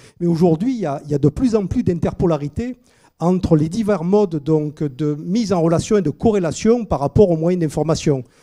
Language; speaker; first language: French; native; French